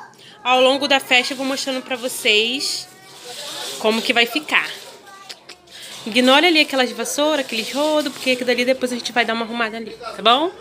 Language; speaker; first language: Portuguese; native; Portuguese